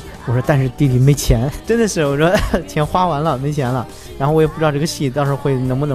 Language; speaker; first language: Chinese; native; Chinese